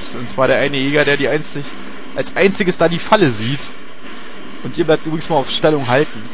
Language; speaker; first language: German; native; German